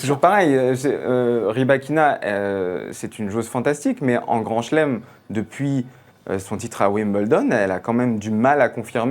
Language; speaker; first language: French; native; French